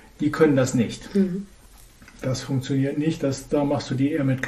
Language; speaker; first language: German; native; German